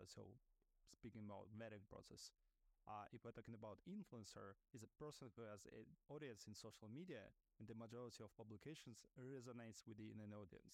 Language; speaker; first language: English; non-native, fluent; Russian